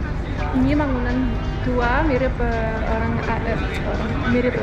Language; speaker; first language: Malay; non-native, fluent; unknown